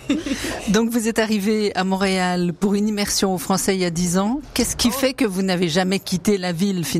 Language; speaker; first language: French; native; French